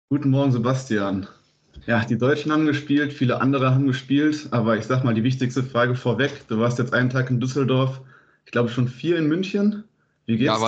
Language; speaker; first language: German; native; German